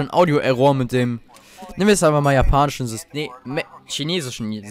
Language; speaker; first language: German; native; German